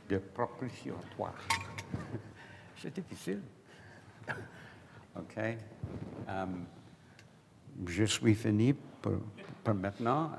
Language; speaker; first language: French; non-native, learner; English